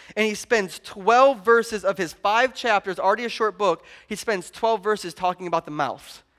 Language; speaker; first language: English; native; English